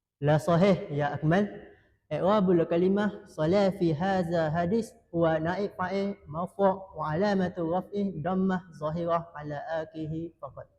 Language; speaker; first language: Arabic; non-native, learner; Indonesian